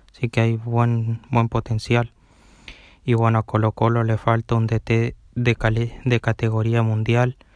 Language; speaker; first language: Spanish; native; Spanish